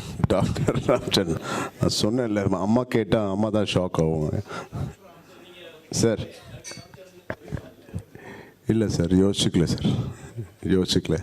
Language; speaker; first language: Tamil; non-native, local second language; Telugu